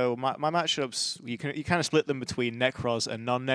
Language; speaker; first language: English; native; English